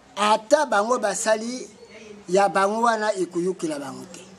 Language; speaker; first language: Lingala; non-native, local second language; Kongo